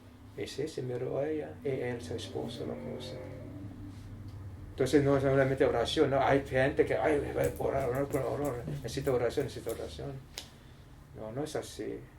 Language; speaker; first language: Spanish; non-native, learner; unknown